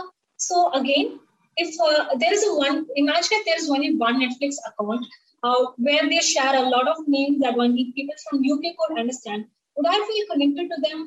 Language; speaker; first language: English; non-native, local second language; Tamil